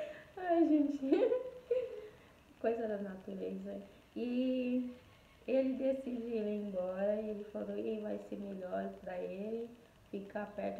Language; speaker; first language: Portuguese; non-native, fluent; Haitian Creole